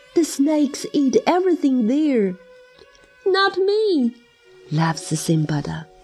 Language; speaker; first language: English; non-native, fluent; Chinese